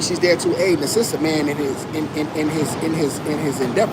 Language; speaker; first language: English; native; English